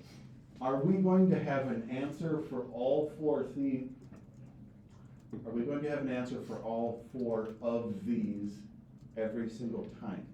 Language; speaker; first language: English; native; English